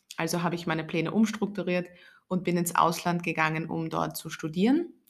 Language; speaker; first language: German; native; German